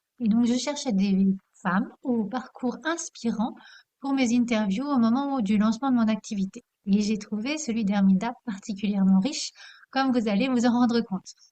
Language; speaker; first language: French; native; French